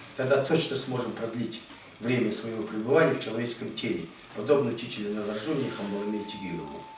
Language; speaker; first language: Russian; non-native, local second language; Buriat